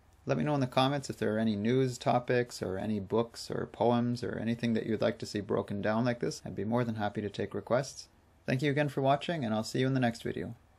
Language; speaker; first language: English; native; English